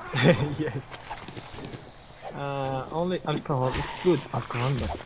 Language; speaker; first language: English; non-native, learner; Portuguese